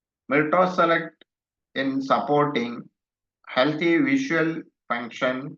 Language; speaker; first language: English; non-native, local second language; Malayalam